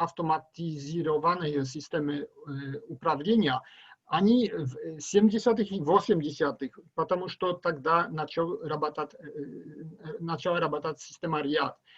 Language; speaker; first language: Russian; non-native, learner; Polish